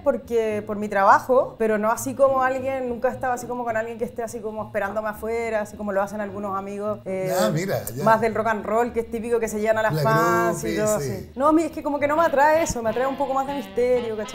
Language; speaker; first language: Spanish; native; Spanish